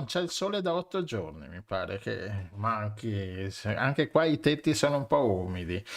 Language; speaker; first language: Italian; native; Italian